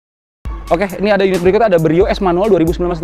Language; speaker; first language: Indonesian; native; Indonesian